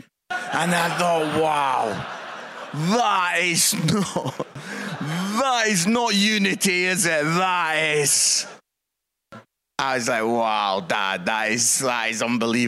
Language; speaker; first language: English; native; English